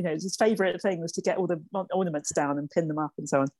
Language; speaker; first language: English; native; English